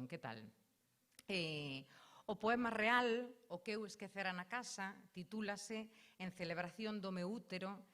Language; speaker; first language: Galician; native; Galician